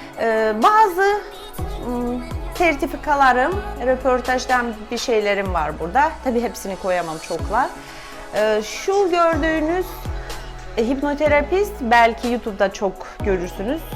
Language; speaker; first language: Turkish; non-native, fluent; Russian